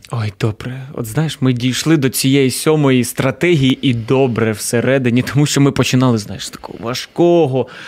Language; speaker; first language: Ukrainian; native; Ukrainian